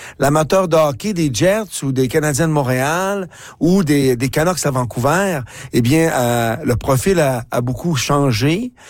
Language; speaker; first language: French; native; French